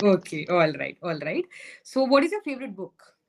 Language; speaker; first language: English; non-native, local second language; Hindi